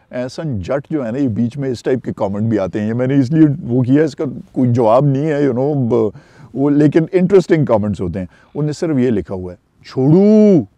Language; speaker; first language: Urdu; non-native, local second language; Pashto